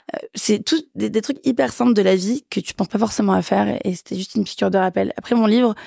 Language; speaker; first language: French; early bilingual, other home language; Kabuverdianu